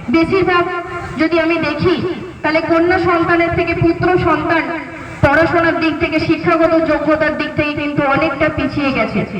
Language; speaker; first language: Bangla; non-native, local second language; Santali